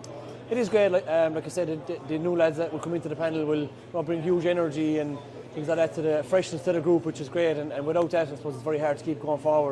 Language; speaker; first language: English; native; English